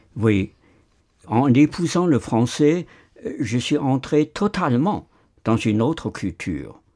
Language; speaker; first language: French; non-native, fluent; Chinese